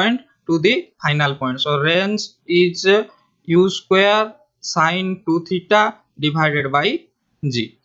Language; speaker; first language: English; non-native, local second language; Hindi